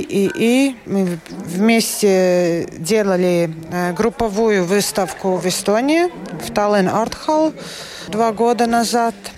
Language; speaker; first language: Russian; non-native, local second language; Latvian